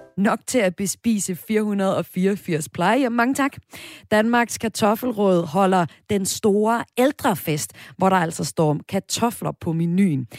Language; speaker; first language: Danish; native; Danish